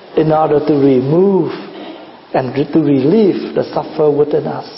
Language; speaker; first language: English; non-native, fluent; Vietnamese